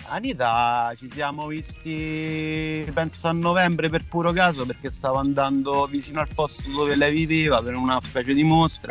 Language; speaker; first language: Italian; native; Italian